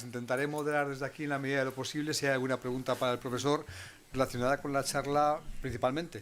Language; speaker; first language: Spanish; native; Spanish